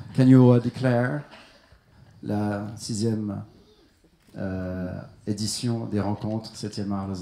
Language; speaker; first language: French; native; French